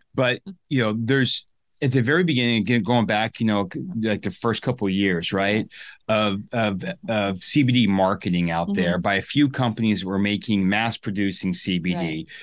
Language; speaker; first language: English; native; English